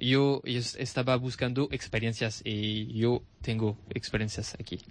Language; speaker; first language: Spanish; non-native, learner; French